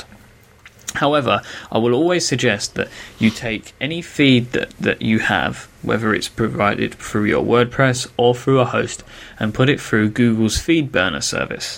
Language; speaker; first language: English; native; English